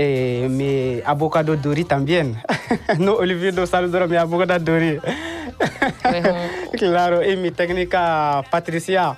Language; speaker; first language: Spanish; non-native, learner; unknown